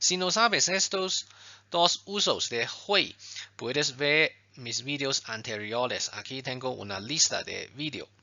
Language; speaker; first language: Spanish; non-native, fluent; Chinese